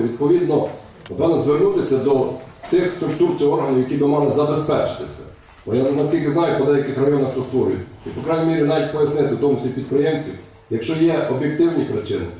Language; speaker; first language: Ukrainian; native; Ukrainian